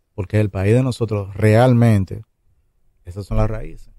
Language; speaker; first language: Spanish; native; Spanish